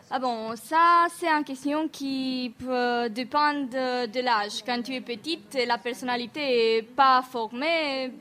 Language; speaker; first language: French; non-native, learner; Romanian